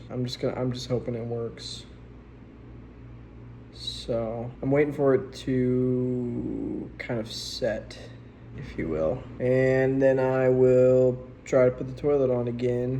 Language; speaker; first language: English; native; English